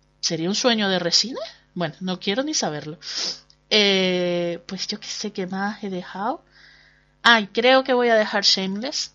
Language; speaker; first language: Spanish; native; Spanish